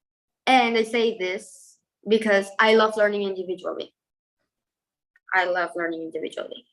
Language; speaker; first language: English; non-native, fluent; Spanish